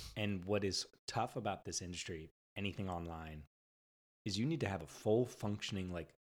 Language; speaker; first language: English; native; English